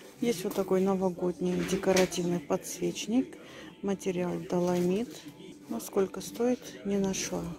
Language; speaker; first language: Russian; native; Russian